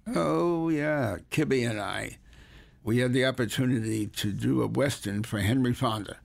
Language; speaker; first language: English; native; English